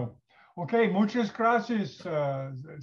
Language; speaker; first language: Spanish; non-native, learner; English